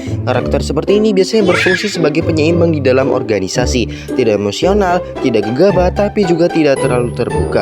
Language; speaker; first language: Indonesian; native; Indonesian